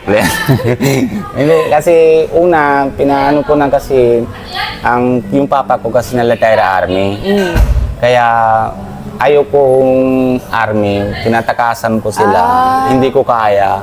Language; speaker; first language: Filipino; non-native, learner; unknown